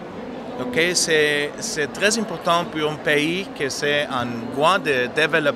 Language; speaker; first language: French; non-native, fluent; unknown